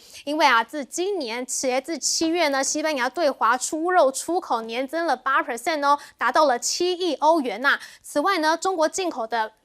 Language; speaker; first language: Chinese; native; Chinese